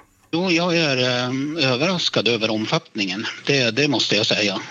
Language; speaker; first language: Swedish; native; Swedish